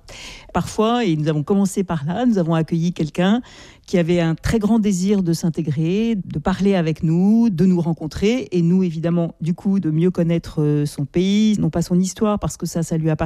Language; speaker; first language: French; native; French